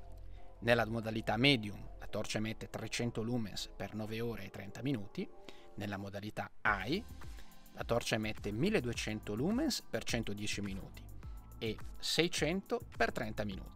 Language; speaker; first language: Italian; native; Italian